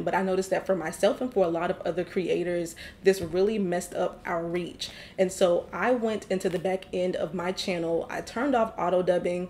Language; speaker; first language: English; native; English